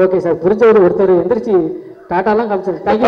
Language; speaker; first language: Tamil; native; Tamil